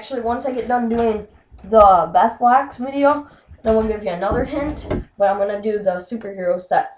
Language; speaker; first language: English; native; English